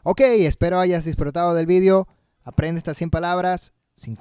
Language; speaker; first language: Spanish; native; Spanish